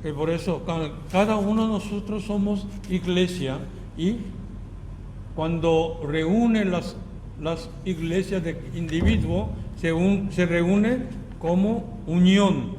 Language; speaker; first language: Spanish; non-native, learner; Korean